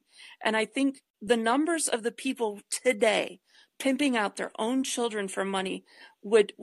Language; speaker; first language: English; native; English